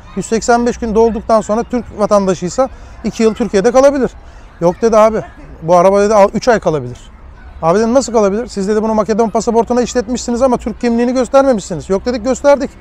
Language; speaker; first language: Turkish; early bilingual, heritage; Turkish